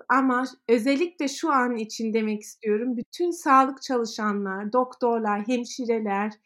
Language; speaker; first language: Turkish; early bilingual, heritage; Turkish